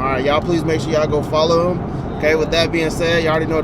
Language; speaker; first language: English; native; English